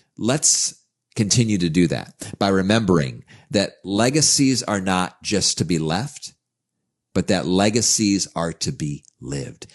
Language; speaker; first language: English; native; English